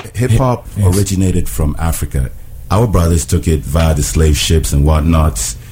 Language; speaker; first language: English; non-native, local second language; Ewe